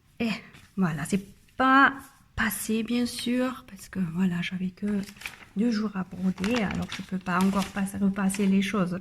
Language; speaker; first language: French; non-native, learner; German